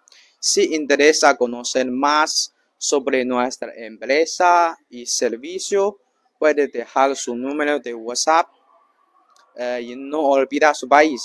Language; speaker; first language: Spanish; non-native, learner; Chinese